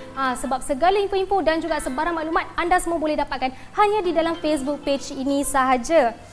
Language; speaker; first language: Malay; native; Malay